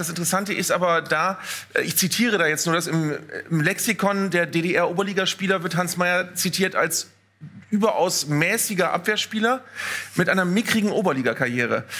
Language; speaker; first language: German; native; German